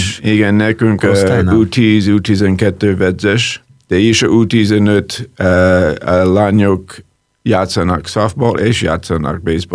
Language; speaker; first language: Hungarian; non-native, learner; English